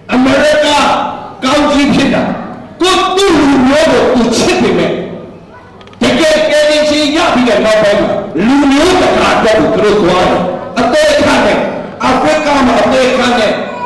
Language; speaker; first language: Burmese; non-native, local second language; Hakha Chin